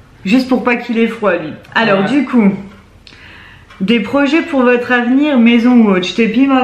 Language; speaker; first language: French; native; French